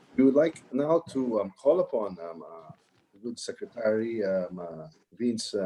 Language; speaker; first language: English; non-native, local second language; Filipino